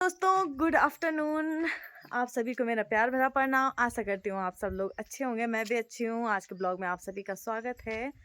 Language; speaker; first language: Hindi; non-native, local second language; Garhwali